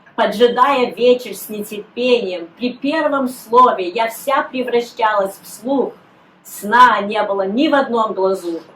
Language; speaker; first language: Russian; early bilingual, heritage; Russian